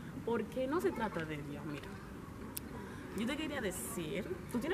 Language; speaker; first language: Spanish; native; Spanish